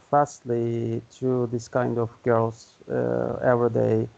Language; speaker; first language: English; non-native, learner; Turkish